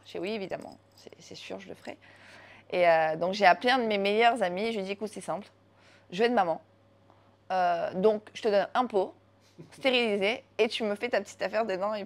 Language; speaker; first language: French; native; French